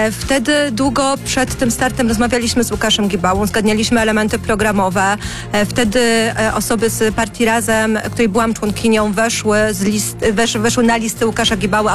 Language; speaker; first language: Polish; native; Polish